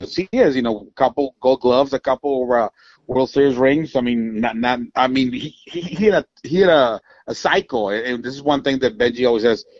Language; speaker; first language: English; non-native, fluent; Spanish